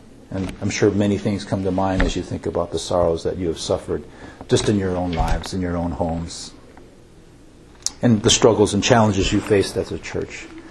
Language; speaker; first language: English; early bilingual, other home language; Japanese